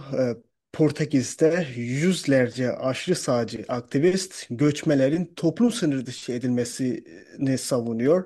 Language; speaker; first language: Turkish; non-native, fluent; Urdu